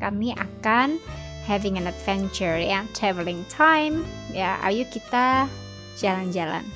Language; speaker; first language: Indonesian; native; Indonesian